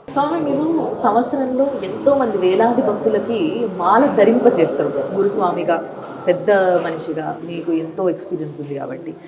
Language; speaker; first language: Telugu; native; Telugu